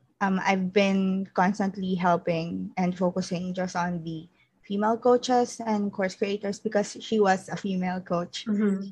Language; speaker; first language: English; non-native, local second language; Filipino